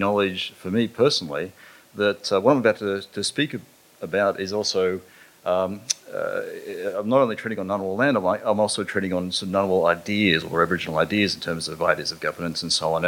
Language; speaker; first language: English; native; English